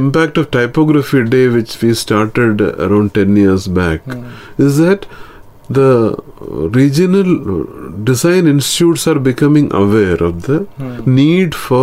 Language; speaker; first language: English; non-native, local second language; Malayalam